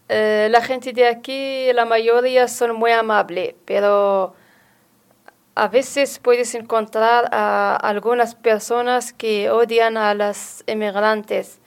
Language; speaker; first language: Spanish; non-native, learner; Arabic